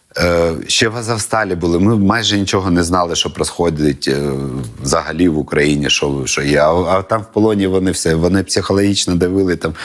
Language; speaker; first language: Ukrainian; non-native, local second language; Russian